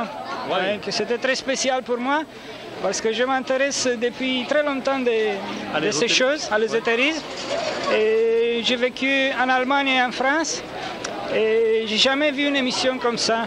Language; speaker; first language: French; non-native, fluent; Romanian